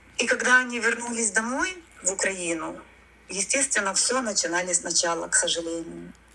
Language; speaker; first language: Russian; non-native, local second language; Ukrainian